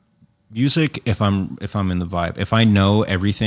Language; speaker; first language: English; native; English